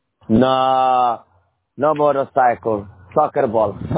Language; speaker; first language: English; non-native, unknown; Portuguese